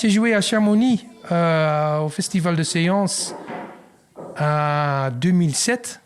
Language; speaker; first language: French; non-native, learner; Dutch